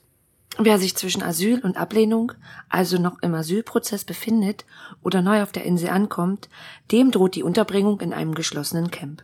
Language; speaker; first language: German; native; German